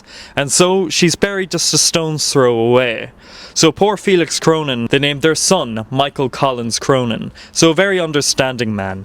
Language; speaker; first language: English; native; English